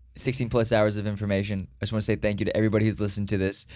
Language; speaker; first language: English; native; English